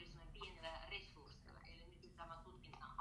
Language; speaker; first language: Finnish; non-native, learner; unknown